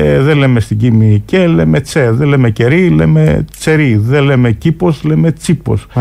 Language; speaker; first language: Greek; native; Greek